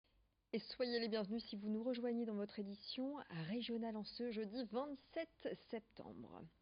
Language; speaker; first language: French; native; French